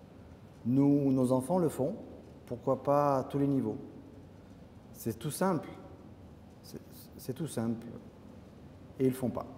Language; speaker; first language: French; native; French